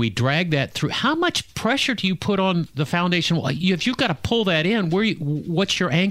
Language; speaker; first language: English; native; English